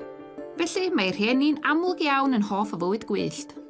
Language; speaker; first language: Welsh; native; Welsh